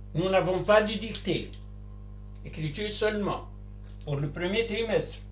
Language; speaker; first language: French; non-native, local second language; Arabic